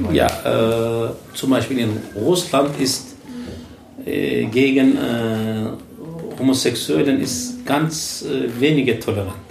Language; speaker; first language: German; non-native, learner; Turkish